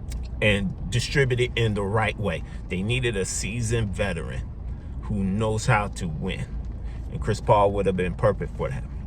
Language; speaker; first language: English; native; English